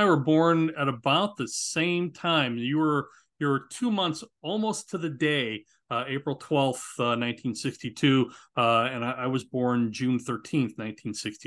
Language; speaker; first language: English; native; English